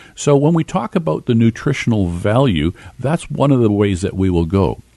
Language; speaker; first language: English; native; English